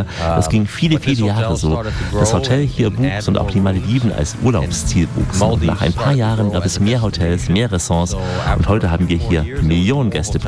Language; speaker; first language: German; native; German